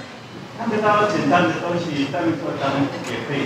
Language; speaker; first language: Chinese; non-native, learner; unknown